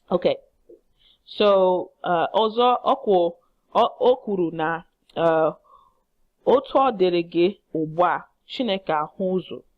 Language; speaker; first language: Igbo; non-native, learner; English